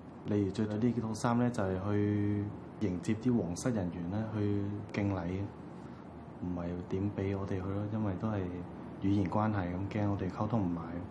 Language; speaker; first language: Cantonese; early bilingual, other home language; Thai